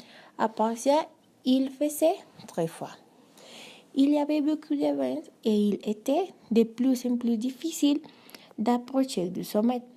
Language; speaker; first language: French; non-native, learner; Spanish